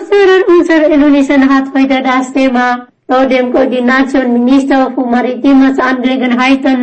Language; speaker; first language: German; non-native, fluent; Indonesian